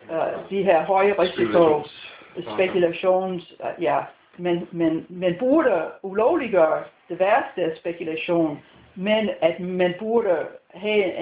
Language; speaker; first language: Danish; non-native, fluent; English